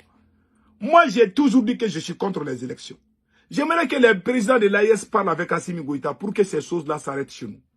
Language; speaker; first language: French; non-native, local second language; Bambara